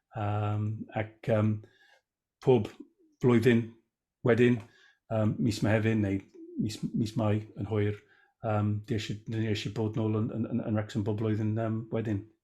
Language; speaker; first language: Welsh; non-native, local second language; English